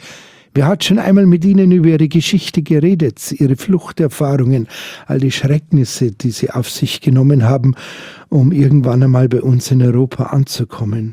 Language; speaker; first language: German; native; German